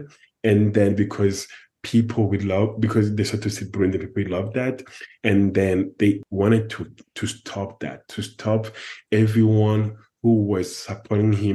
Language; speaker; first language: English; non-native, fluent; French